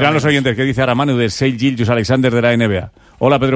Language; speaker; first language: Spanish; native; Spanish